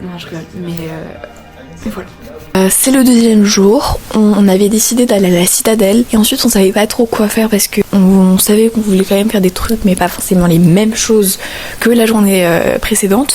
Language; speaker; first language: French; native; French